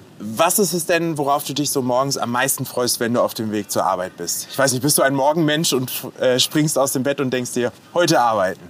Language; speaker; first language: German; native; German